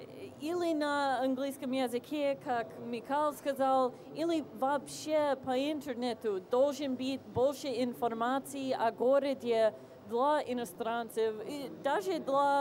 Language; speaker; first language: Russian; non-native, fluent; English